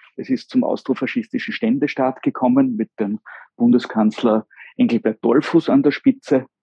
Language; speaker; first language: German; native; German